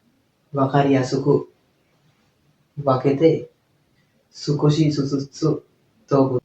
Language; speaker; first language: Japanese; non-native, learner; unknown